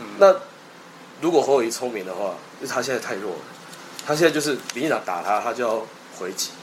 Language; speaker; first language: Chinese; native; Chinese